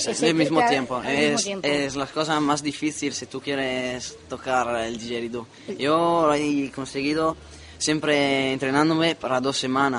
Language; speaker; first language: Spanish; non-native, learner; Italian